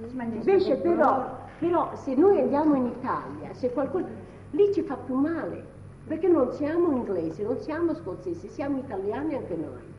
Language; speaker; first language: Italian; native; Italian